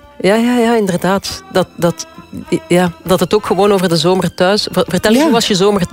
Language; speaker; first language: Dutch; native; Dutch